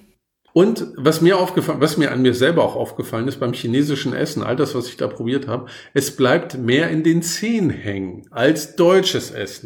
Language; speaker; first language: German; native; German